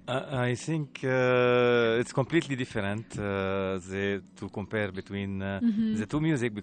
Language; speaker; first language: English; non-native, learner; Arabic